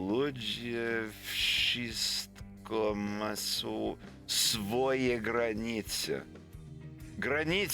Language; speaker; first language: Polish; non-native, learner; English